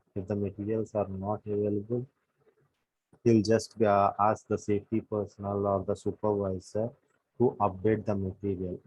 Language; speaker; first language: English; non-native, local second language; Telugu